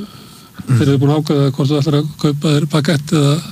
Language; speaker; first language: Icelandic; native; Icelandic